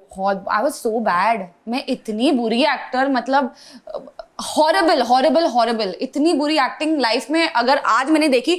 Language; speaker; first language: Hindi; non-native, local second language; English